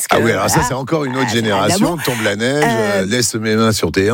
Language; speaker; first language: French; native; French